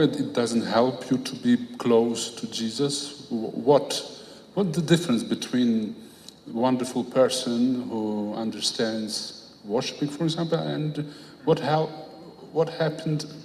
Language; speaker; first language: English; non-native, fluent; Polish